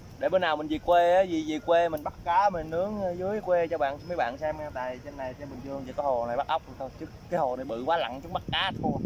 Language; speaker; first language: Vietnamese; non-native, local second language; Khmer